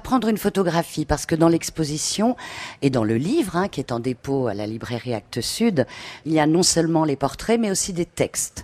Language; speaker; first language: French; native; French